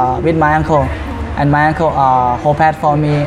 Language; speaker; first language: English; non-native, learner; Thai